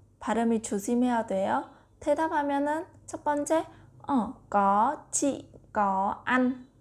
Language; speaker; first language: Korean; non-native, learner; Vietnamese